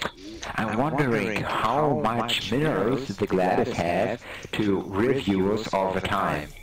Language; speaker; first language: English; non-native, learner; German